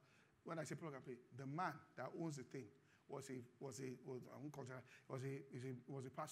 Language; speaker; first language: English; non-native, local second language; Yoruba